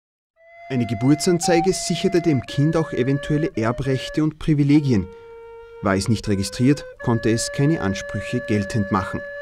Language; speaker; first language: German; native; German